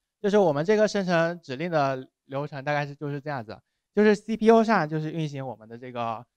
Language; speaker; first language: Chinese; native; Chinese